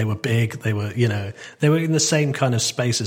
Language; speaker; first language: English; native; English